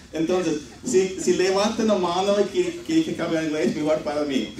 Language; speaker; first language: Spanish; non-native, fluent; English